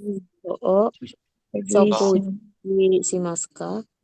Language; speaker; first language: Japanese; non-native, learner; Indonesian